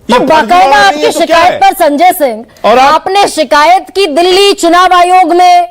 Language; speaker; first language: Hindi; native; Hindi